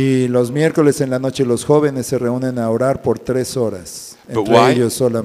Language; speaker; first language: Spanish; native; Spanish